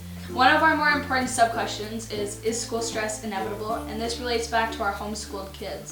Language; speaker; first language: English; native; English